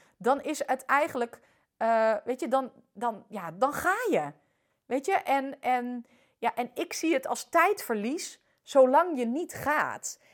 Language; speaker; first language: Dutch; early bilingual, other home language; French